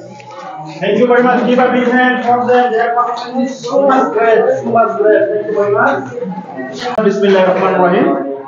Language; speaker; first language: English; non-native, learner; Bangla